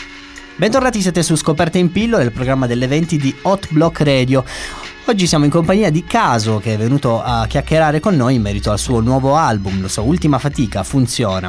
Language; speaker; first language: Italian; native; Italian